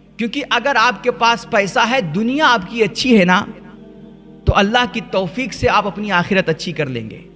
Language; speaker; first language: Urdu; native; Urdu